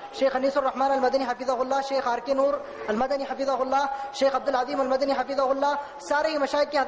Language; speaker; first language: Urdu; native; Urdu